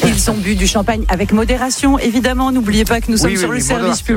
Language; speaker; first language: French; native; French